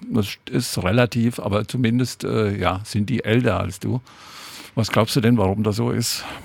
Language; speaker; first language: German; native; German